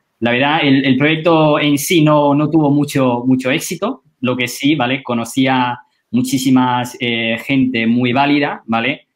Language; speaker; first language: Spanish; non-native, fluent; Chinese